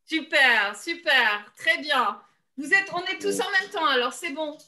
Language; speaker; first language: French; non-native, fluent; Turkish